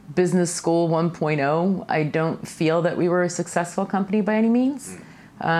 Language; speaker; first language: English; early bilingual, other home language; Russian